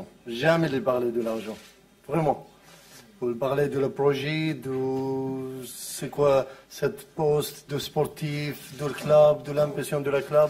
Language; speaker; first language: French; non-native, learner; Arabic